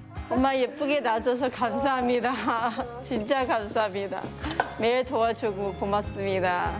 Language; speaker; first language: Korean; non-native, learner; Chinese